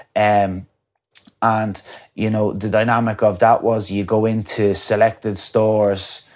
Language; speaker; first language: English; native; English